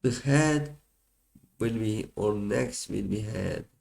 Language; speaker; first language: English; non-native, fluent; Turkish